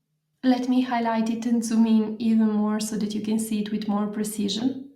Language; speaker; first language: English; non-native, fluent; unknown